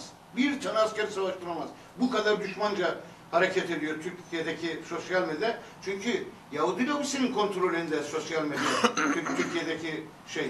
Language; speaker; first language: Turkish; native; Turkish